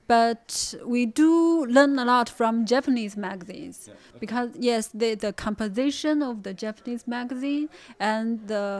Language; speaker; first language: English; non-native, fluent; Chinese